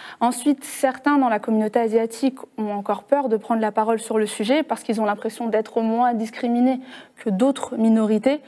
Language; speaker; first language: French; native; French